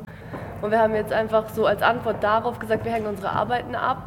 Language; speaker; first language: German; native; German